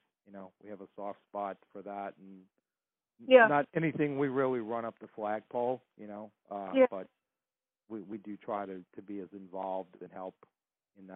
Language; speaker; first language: English; native; English